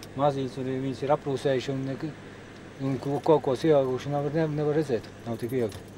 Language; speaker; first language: Latvian; native; Latvian